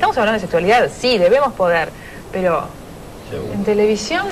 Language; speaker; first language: Spanish; native; Spanish